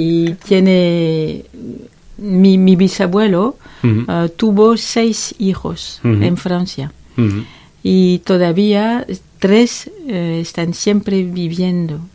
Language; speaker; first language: Spanish; non-native, learner; French